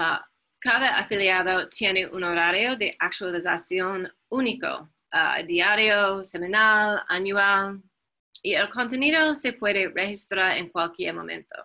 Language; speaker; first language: Spanish; non-native, fluent; English